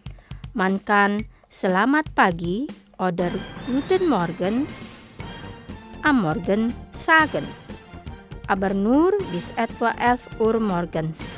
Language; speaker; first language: German; non-native, fluent; Indonesian